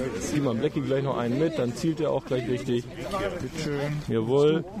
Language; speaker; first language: German; native; German